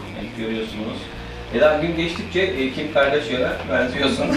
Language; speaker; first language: Turkish; native; Turkish